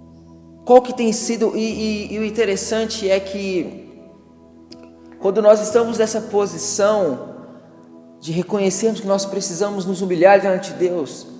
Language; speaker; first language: Portuguese; native; Portuguese